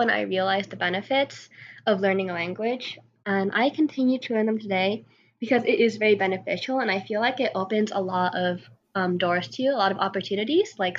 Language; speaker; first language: English; native; English